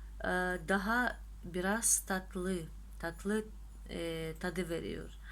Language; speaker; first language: Turkish; non-native, fluent; Russian